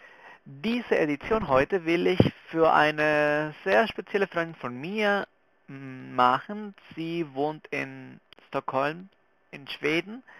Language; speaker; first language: German; non-native, fluent; Spanish